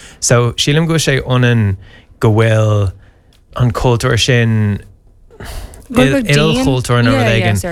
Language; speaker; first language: Irish; non-native, local second language; English